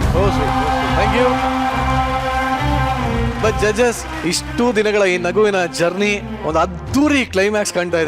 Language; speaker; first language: Kannada; native; Kannada